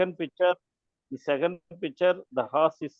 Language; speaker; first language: English; non-native, learner; Tamil